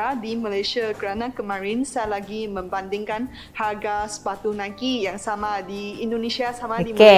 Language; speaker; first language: Indonesian; non-native, fluent; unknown